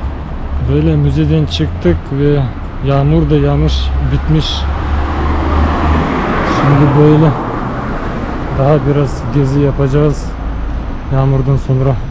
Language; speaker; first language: Turkish; non-native, learner; Bashkir